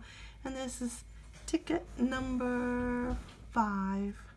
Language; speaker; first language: English; native; English